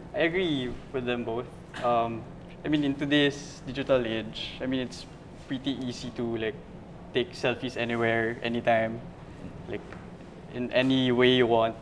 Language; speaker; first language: English; non-native, local second language; Filipino